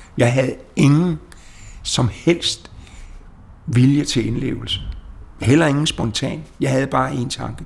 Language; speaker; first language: Danish; native; Danish